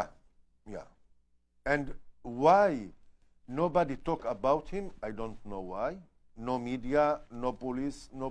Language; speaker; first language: English; non-native, learner; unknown